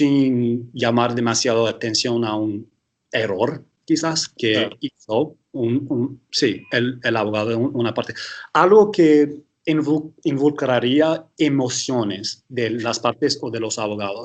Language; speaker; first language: Spanish; early bilingual, heritage; English